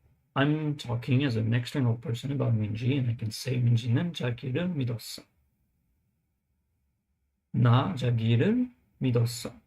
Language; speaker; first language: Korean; non-native, learner; English